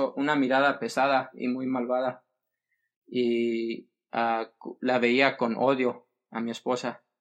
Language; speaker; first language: Spanish; early bilingual, heritage; Spanish